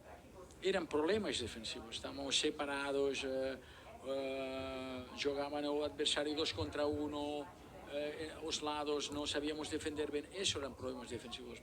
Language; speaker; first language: Portuguese; non-native, learner; Spanish